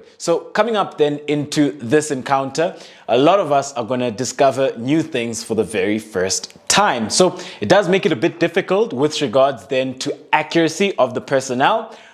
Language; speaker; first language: English; non-native, local second language; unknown